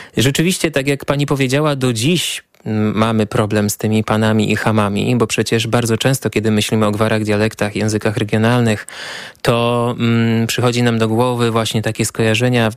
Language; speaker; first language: Polish; native; Polish